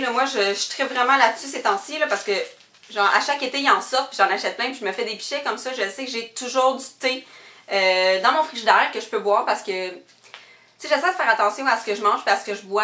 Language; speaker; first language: French; native; French